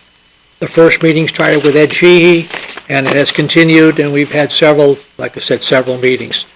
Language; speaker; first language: English; native; English